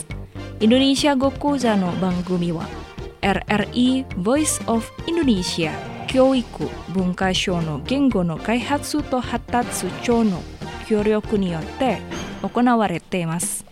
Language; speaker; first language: Japanese; non-native, fluent; Indonesian